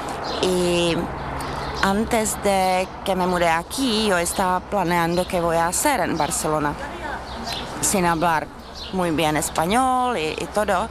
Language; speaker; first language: Spanish; non-native, learner; Czech